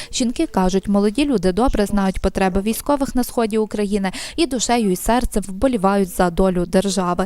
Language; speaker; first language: Ukrainian; native; Ukrainian